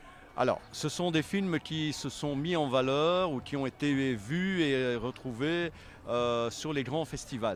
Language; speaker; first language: French; native; French